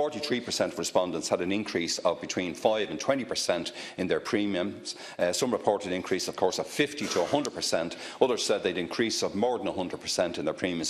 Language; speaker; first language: English; native; English